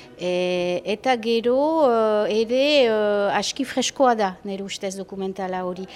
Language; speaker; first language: Basque; native; Basque